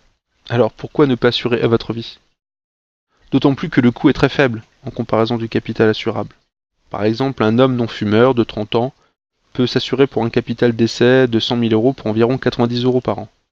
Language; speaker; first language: French; native; French